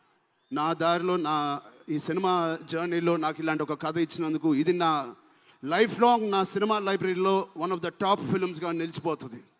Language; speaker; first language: Telugu; native; Telugu